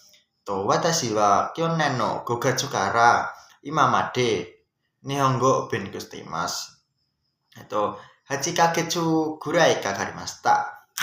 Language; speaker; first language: Japanese; non-native, learner; Indonesian